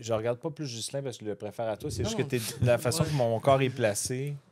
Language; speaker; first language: French; native; French